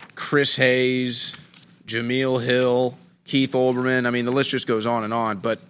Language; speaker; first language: English; native; English